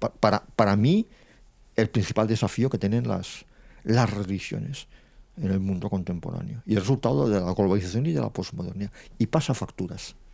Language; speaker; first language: Spanish; non-native, local second language; Catalan